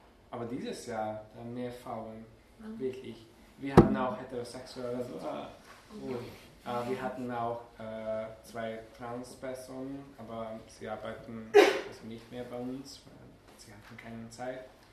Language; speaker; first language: German; non-native, learner; Hungarian